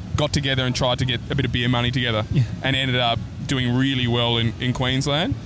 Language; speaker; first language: English; native; English